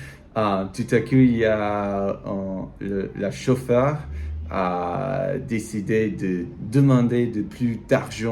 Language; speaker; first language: French; non-native, learner; English